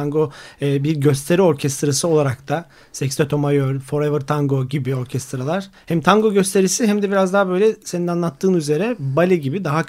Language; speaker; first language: Turkish; native; Turkish